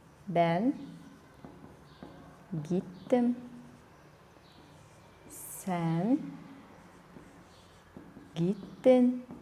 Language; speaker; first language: Turkish; non-native, fluent; Kazakh